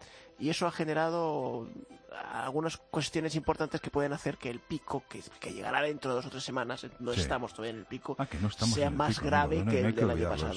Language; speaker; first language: Spanish; native; Spanish